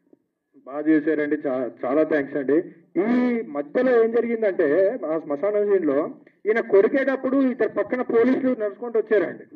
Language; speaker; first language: Telugu; native; Telugu